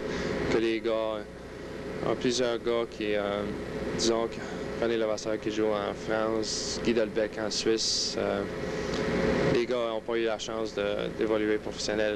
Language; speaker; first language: French; native; French